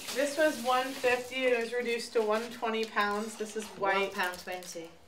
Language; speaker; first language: English; native; English